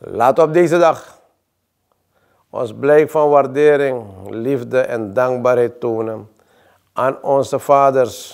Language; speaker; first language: Dutch; native; Dutch